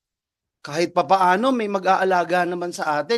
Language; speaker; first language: Filipino; native; Filipino